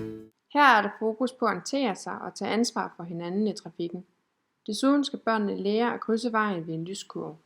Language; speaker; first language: Danish; native; Danish